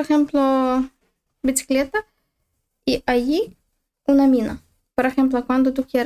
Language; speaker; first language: Spanish; non-native, learner; Ukrainian